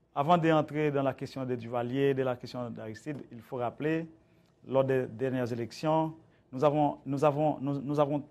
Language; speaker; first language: French; native; French